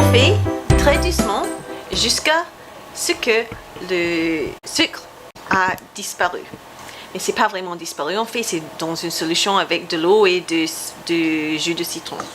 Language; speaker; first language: French; non-native, fluent; English